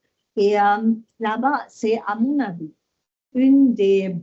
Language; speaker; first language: French; non-native, learner; German